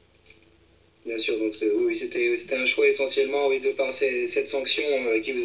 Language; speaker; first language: French; native; French